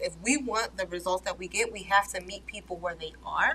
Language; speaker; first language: English; early bilingual, other home language; Spanish